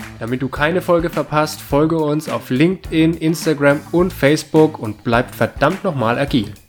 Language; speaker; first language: German; native; German